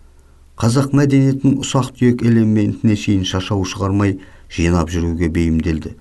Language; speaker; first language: Kazakh; native; Kazakh